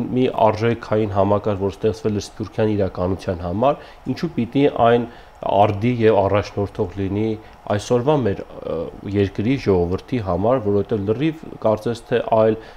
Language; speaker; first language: Armenian; native; Armenian